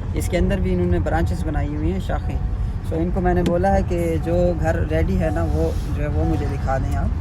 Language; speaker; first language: Urdu; non-native, local second language; Saraiki